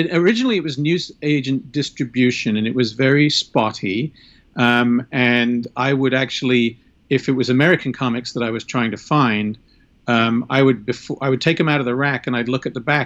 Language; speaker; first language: English; native; English